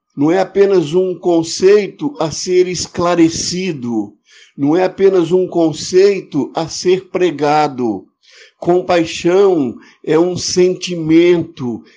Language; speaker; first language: Portuguese; non-native, fluent; Ukrainian